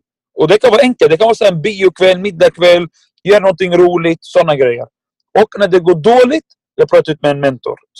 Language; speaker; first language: Swedish; non-native, fluent; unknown